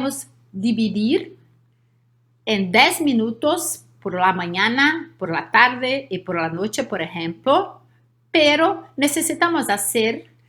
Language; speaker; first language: Spanish; non-native, learner; Portuguese